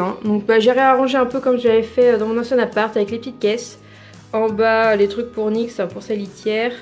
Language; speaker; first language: French; native; French